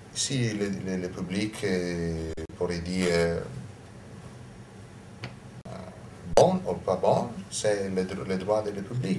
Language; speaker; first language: French; non-native, learner; Italian